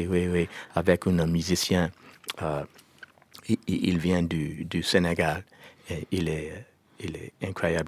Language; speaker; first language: French; non-native, learner; English